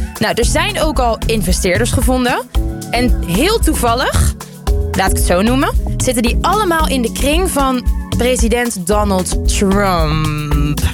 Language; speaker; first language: Dutch; early bilingual, other home language; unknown